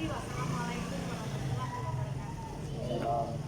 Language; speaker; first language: Indonesian; native; Indonesian